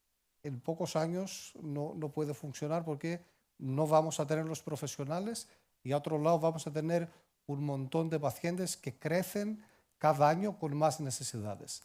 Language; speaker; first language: Spanish; non-native, fluent; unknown